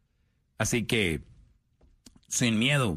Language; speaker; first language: Spanish; native; Spanish